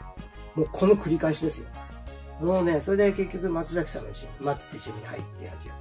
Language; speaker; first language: Japanese; native; Japanese